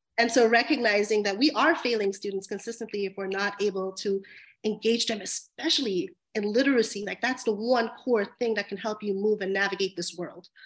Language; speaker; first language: English; native; English